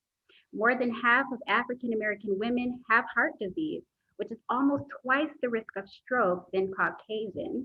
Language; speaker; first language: English; native; English